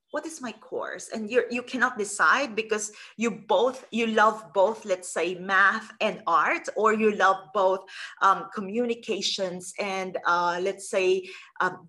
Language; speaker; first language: English; non-native, local second language; Filipino